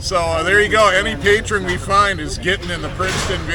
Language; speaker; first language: English; native; English